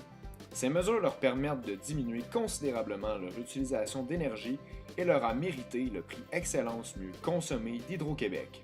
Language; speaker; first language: French; native; French